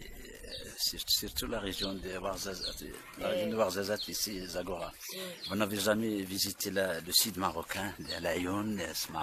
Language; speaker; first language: French; non-native, local second language; Arabic